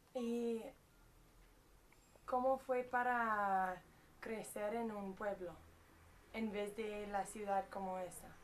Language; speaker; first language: Spanish; non-native, learner; English